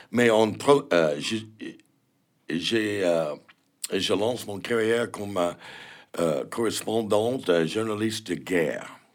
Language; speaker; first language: French; non-native, learner; English